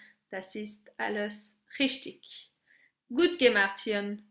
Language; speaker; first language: German; non-native, local second language; French